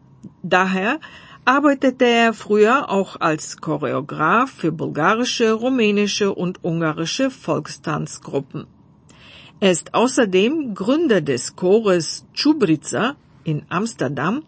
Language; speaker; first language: German; non-native, fluent; Bulgarian